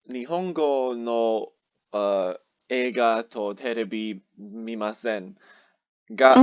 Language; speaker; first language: Japanese; non-native, learner; English